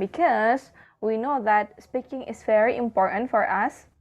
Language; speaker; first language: English; non-native, fluent; Indonesian